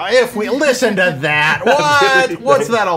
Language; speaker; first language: English; native; English